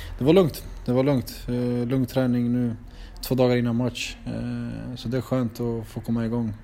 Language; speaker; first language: Swedish; early bilingual, other home language; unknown